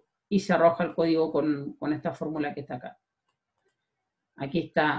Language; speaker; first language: Spanish; native; Spanish